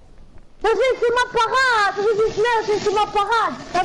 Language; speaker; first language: German; non-native, local second language; Luxembourgish